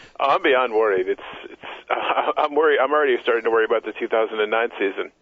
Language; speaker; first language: English; native; English